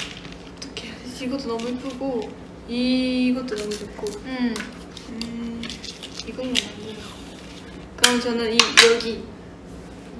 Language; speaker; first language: Korean; non-native, fluent; Japanese